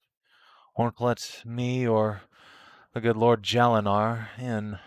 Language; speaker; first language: English; native; English